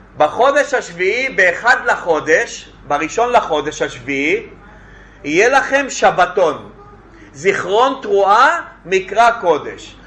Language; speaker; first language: Hebrew; native; Hebrew